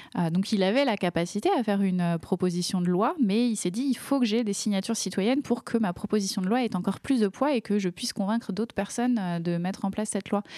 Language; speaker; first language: French; native; French